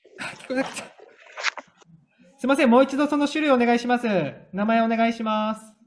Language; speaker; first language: Japanese; native; Japanese